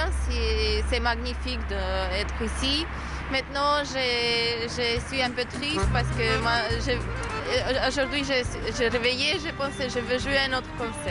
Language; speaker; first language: French; non-native, learner; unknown